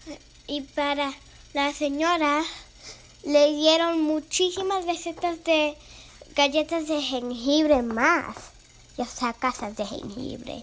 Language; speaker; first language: Spanish; early bilingual, heritage; Spanish